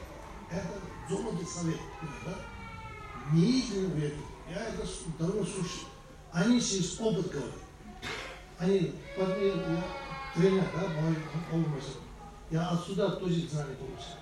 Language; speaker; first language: Russian; non-native, learner; Tibetan